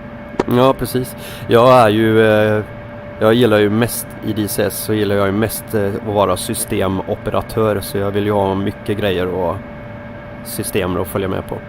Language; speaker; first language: Swedish; native; Swedish